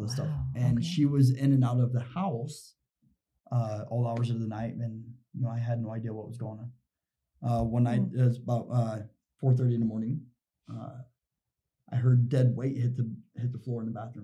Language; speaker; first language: English; native; English